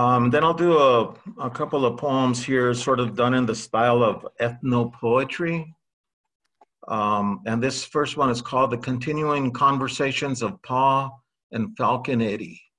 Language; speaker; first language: English; early bilingual, other home language; Spanish